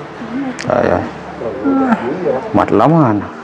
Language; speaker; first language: Vietnamese; native; Vietnamese